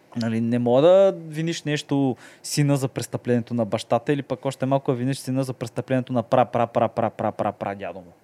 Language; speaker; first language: Bulgarian; native; Bulgarian